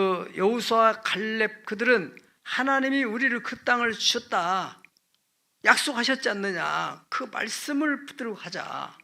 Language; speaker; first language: Korean; native; Korean